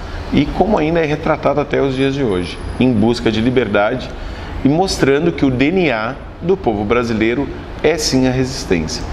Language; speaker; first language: Portuguese; native; Portuguese